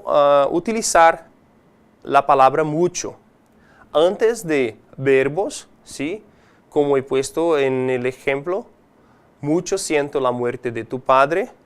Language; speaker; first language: Spanish; non-native, fluent; Portuguese